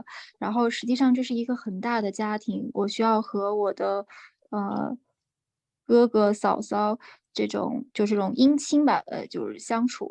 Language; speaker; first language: Chinese; native; Chinese